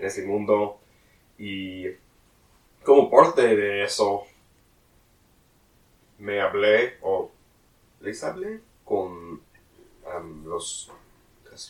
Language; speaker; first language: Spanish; non-native, learner; English